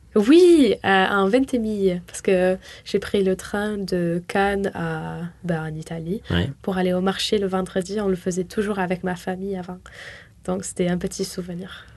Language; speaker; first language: French; native; French